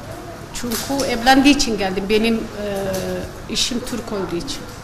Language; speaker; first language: Turkish; non-native, learner; Amharic